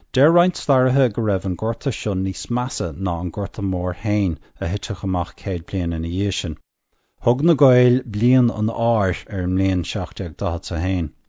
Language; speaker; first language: Irish; non-native, local second language; English